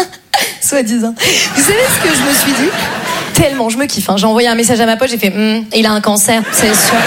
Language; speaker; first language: French; native; French